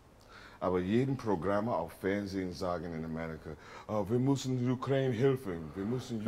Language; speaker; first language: German; non-native, learner; English